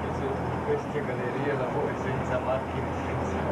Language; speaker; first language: Italian; non-native, learner; Slovenian